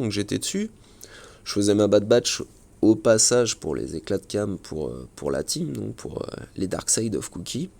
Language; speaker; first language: French; native; French